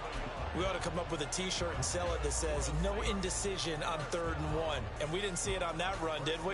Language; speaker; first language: English; native; English